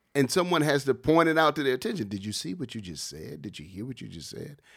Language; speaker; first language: English; native; English